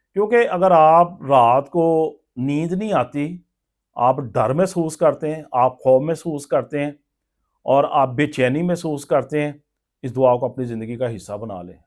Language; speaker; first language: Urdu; non-native, local second language; Punjabi